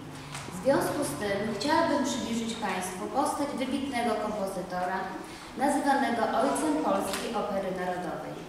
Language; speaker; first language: Polish; native; Polish